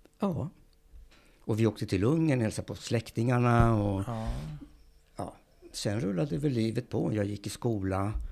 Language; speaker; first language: Swedish; early bilingual, other home language; Hungarian